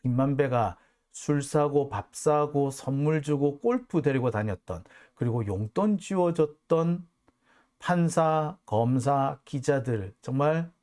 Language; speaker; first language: Korean; native; Korean